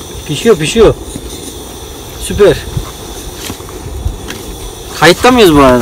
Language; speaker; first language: Turkish; native; Turkish